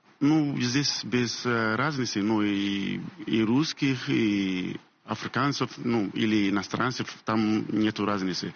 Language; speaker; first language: Russian; non-native, fluent; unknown